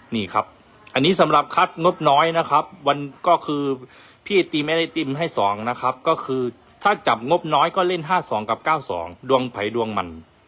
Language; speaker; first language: Thai; native; Thai